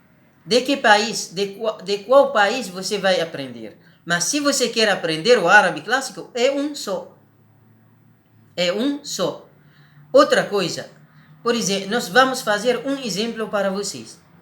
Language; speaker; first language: Portuguese; non-native, learner; Arabic